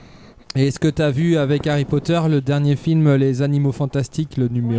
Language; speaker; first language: French; native; French